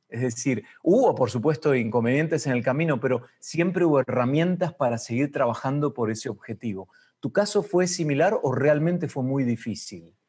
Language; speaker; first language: Spanish; native; Spanish